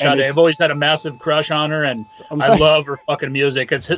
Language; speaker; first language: English; native; English